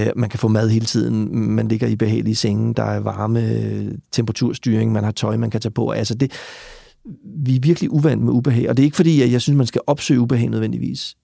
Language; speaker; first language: Danish; native; Danish